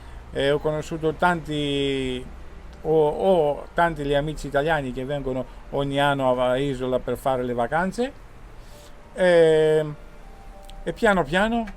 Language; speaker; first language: Italian; non-native, fluent; Greek